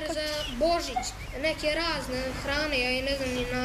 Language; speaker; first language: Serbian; early bilingual, other home language; Croatian